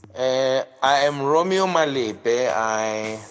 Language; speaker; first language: English; non-native, local second language; Southern Sotho